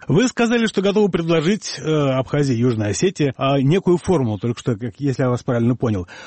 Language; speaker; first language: Russian; native; Russian